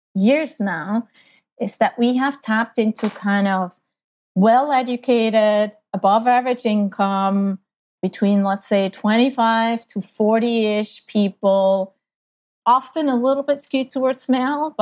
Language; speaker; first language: English; non-native, fluent; German